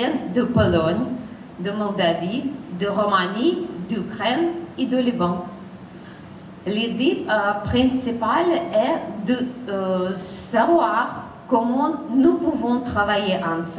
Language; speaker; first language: French; non-native, fluent; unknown